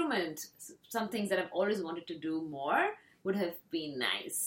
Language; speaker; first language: English; non-native, local second language; Hindi